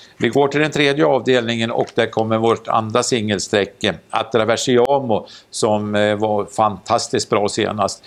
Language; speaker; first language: Swedish; native; Swedish